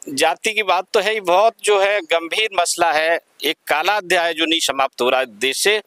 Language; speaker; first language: Hindi; native; Hindi